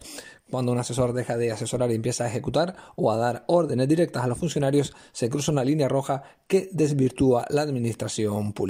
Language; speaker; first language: Spanish; native; Spanish